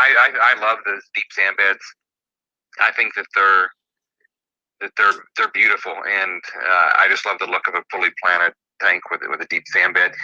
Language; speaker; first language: English; native; English